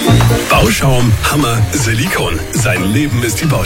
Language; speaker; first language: German; native; German